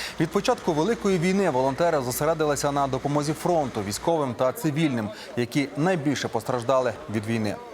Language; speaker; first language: Ukrainian; native; Ukrainian